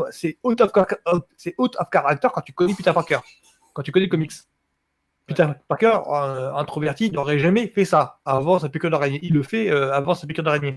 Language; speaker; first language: French; native; French